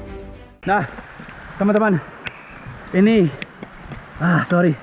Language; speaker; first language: Indonesian; non-native, fluent; English